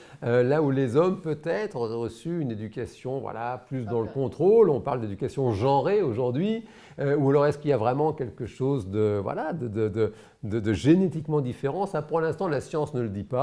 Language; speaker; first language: French; native; French